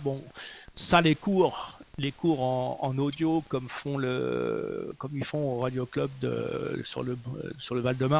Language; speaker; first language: French; native; French